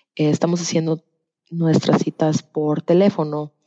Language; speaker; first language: Spanish; early bilingual, heritage; Spanish